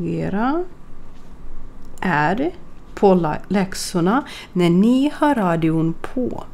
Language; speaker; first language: Swedish; non-native, fluent; Ukrainian